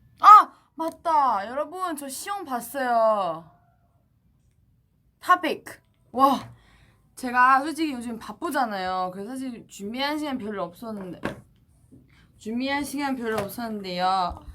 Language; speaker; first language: Korean; non-native, fluent; Chinese